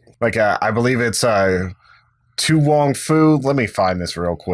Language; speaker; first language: English; native; English